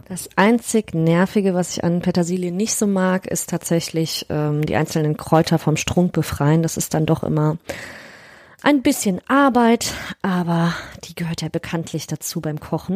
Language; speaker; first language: German; native; German